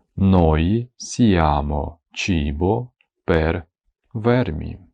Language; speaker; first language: Italian; non-native, fluent; Ukrainian